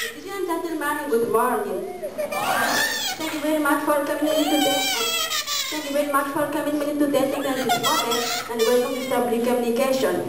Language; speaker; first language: English; non-native, learner; Malagasy